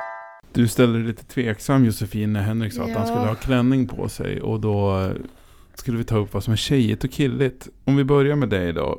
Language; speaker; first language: Swedish; native; Swedish